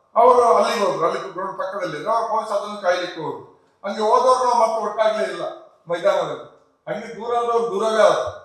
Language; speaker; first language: Kannada; non-native, local second language; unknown